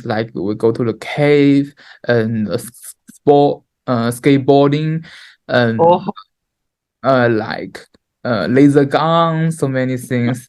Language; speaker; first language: English; non-native, learner; Chinese